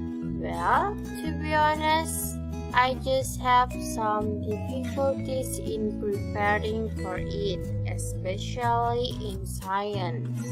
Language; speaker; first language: English; non-native, fluent; Indonesian